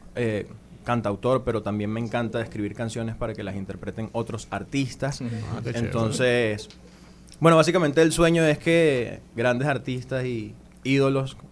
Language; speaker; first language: Spanish; native; Spanish